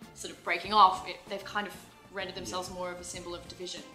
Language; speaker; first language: English; native; English